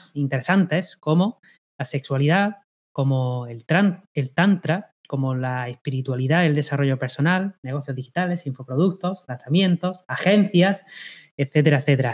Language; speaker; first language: Spanish; native; Spanish